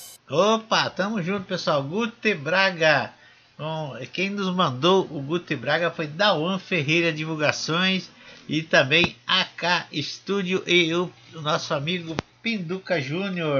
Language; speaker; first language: Portuguese; native; Portuguese